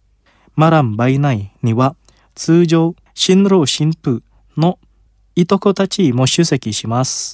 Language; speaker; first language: Japanese; non-native, fluent; Indonesian